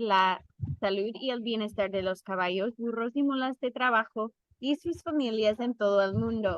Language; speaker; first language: Spanish; non-native, fluent; English